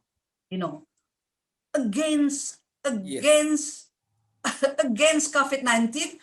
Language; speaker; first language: English; non-native, learner; Indonesian